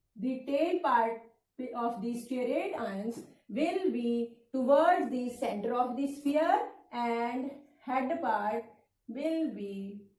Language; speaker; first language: English; non-native, local second language; Punjabi